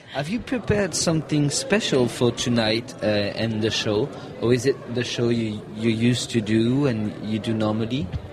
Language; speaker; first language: English; non-native, fluent; French